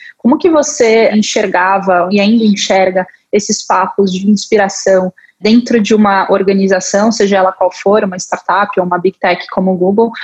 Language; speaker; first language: Portuguese; native; Portuguese